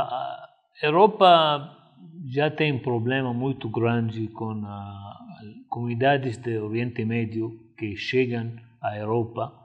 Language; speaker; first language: Portuguese; non-native, fluent; Arabic